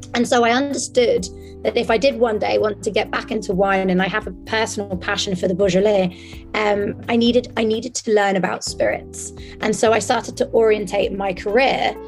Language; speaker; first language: English; early bilingual, other home language; French